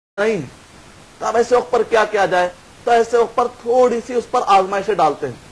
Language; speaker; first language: Urdu; native; Urdu